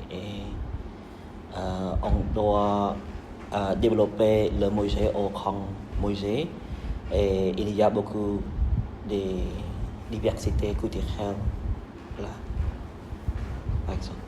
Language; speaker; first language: French; non-native, learner; Khmer